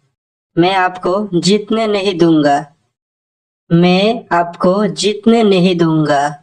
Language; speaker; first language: Hindi; non-native, fluent; Bangla